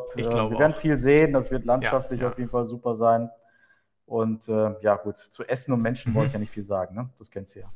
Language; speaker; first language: German; early bilingual, other home language; Turkish